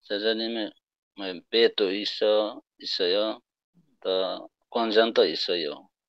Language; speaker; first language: Korean; non-native, learner; Tetum